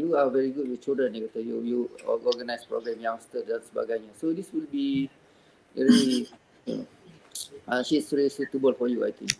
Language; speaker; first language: English; non-native, local second language; Malay